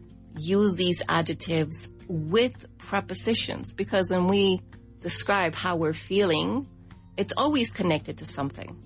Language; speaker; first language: English; non-native, fluent; Spanish